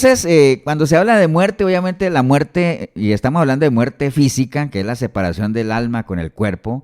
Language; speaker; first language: Spanish; native; Spanish